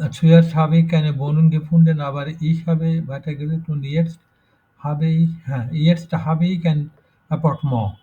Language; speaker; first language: German; non-native, fluent; Bangla